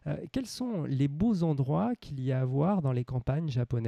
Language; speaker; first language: French; native; French